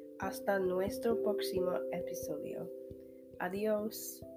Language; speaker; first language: Spanish; non-native, learner; English